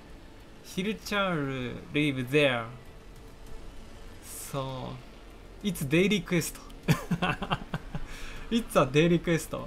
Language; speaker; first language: English; non-native, learner; Japanese